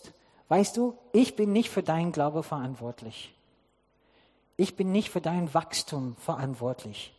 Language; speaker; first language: German; non-native, fluent; English